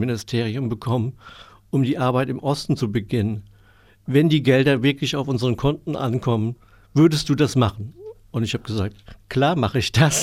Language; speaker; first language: German; native; German